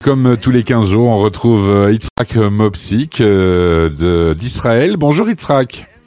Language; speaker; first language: French; native; French